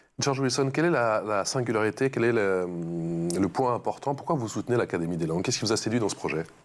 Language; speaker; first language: French; native; French